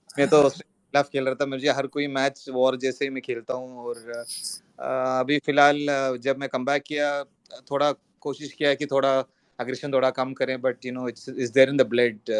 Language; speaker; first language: Hindi; non-native, local second language; Malayalam